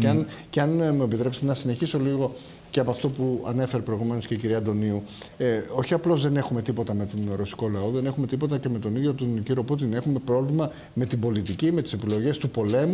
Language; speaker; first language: Greek; native; Greek